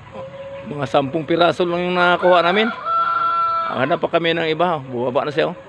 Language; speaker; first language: Filipino; native; Filipino